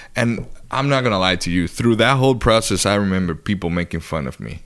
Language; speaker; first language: English; non-native, fluent; Spanish